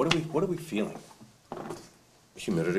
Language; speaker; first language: English; native; English